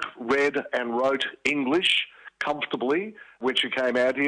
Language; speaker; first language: English; early bilingual, other home language; Greek